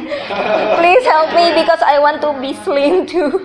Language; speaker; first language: English; non-native, learner; Indonesian